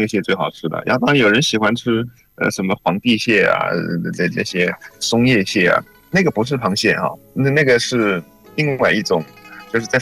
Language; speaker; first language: Chinese; native; Chinese